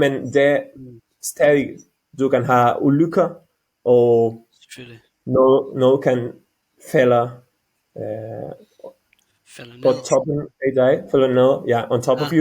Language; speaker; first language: Danish; non-native, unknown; Catalan